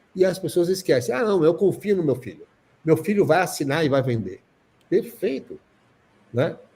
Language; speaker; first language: Portuguese; native; Portuguese